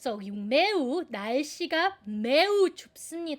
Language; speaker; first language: Korean; non-native, fluent; Filipino